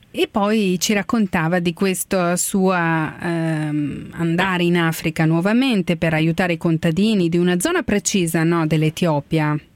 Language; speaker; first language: Italian; native; Italian